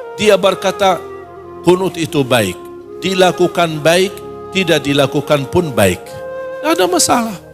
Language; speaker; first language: Malay; non-native, fluent; Arabic